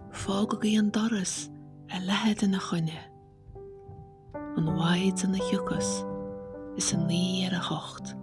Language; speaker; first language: Irish; native; Irish